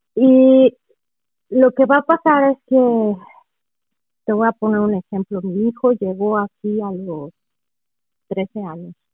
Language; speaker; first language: Spanish; native; Spanish